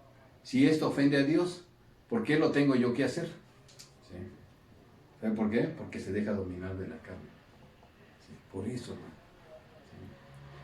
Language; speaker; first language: Spanish; native; Spanish